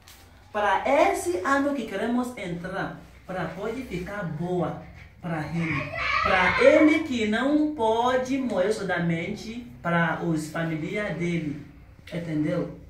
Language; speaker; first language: Portuguese; non-native, learner; Yoruba